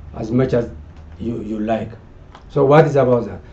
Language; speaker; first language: English; non-native, local second language; Amharic